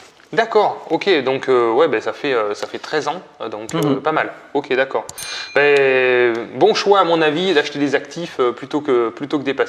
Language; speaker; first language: French; native; French